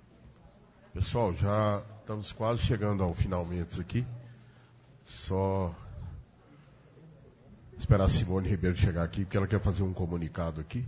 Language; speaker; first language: Portuguese; native; Portuguese